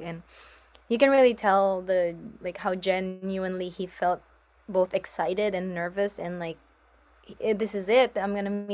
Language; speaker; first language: English; non-native, local second language; Filipino